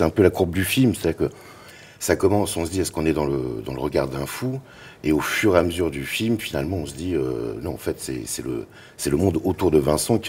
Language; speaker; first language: French; native; French